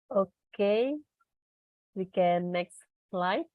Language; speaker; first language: English; non-native, learner; Indonesian